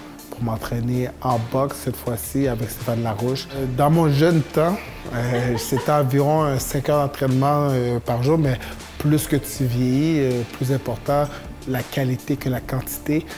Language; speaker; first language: French; native; French